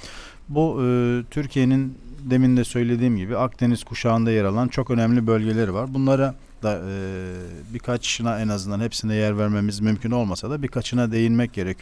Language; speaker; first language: Turkish; native; Turkish